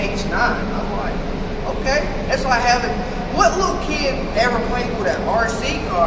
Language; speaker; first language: English; native; English